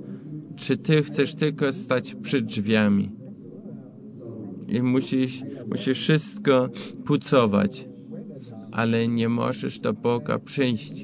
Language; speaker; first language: Polish; non-native, fluent; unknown